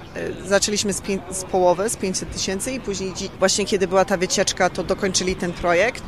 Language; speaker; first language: Polish; early bilingual, heritage; Polish